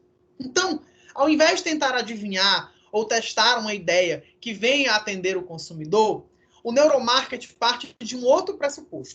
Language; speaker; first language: Portuguese; native; Portuguese